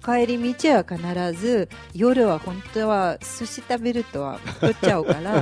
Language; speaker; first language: Japanese; non-native, fluent; Russian